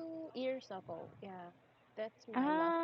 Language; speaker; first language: English; non-native, learner; Korean